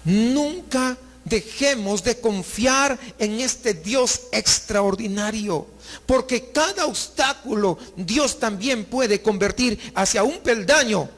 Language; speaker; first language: Spanish; native; Spanish